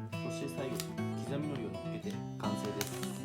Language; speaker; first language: Japanese; native; Japanese